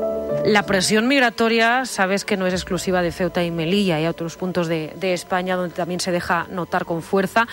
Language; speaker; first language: Spanish; native; Spanish